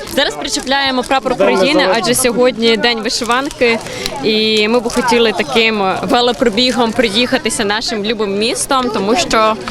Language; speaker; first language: Ukrainian; native; Ukrainian